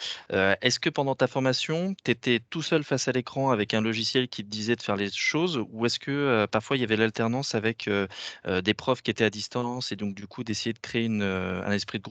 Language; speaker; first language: French; native; French